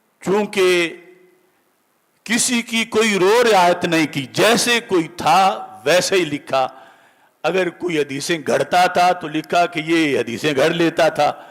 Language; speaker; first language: Urdu; native; Urdu